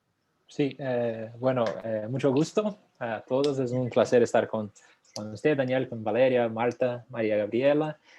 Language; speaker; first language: Spanish; non-native, fluent; Portuguese